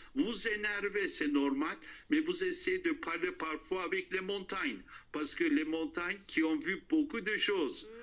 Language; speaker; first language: French; non-native, fluent; Turkish